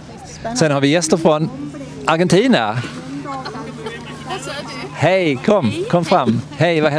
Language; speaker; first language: Swedish; native; Swedish